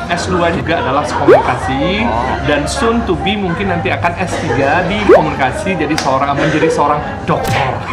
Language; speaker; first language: Indonesian; native; Indonesian